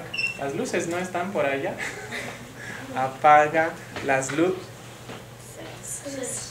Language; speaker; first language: Spanish; non-native, fluent; English